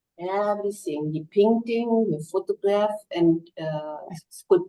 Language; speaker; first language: English; non-native, learner; German